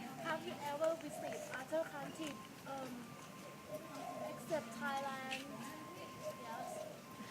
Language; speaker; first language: English; non-native, learner; Thai